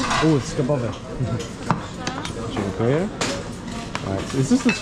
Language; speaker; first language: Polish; non-native, learner; English